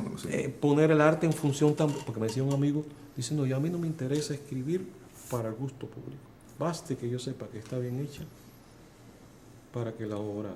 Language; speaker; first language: Spanish; native; Spanish